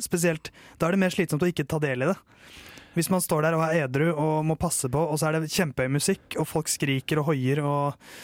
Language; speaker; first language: Norwegian; native; Norwegian